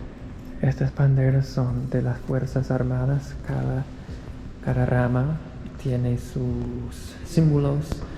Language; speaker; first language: Spanish; non-native, fluent; English